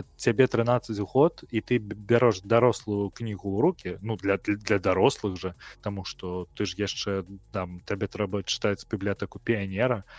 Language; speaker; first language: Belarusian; non-native, local second language; Russian